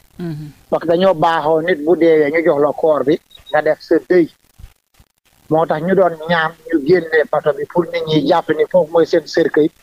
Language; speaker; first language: Wolof; non-native, local second language; Jola-Fonyi